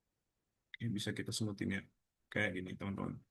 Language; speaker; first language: Indonesian; native; Indonesian